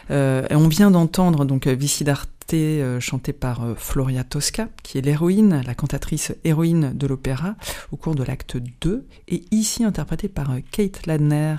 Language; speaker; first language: French; native; French